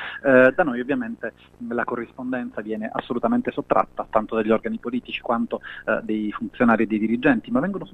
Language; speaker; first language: Italian; native; Italian